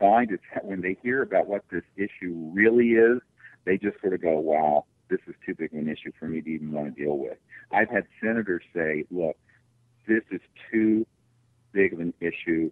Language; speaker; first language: English; native; English